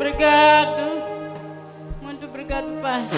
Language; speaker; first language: Portuguese; non-native, local second language; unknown